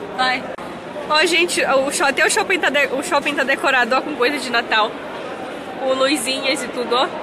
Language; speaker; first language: Portuguese; native; Portuguese